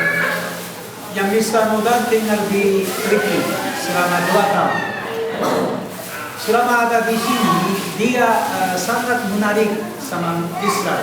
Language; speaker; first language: Indonesian; non-native, fluent; Japanese